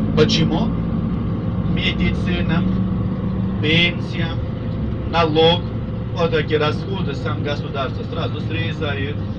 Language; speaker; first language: Russian; non-native, fluent; Turkish